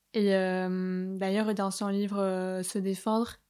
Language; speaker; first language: French; native; French